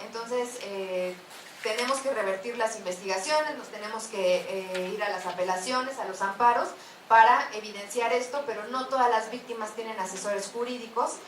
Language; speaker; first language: Spanish; native; Spanish